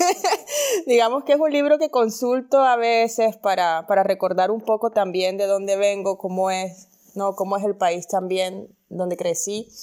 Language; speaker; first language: Spanish; native; Spanish